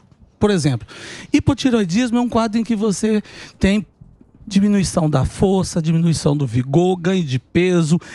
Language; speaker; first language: Portuguese; native; Portuguese